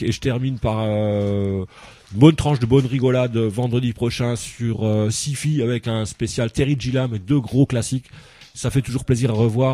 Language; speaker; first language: French; native; French